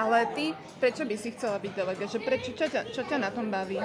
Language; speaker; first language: Slovak; native; Slovak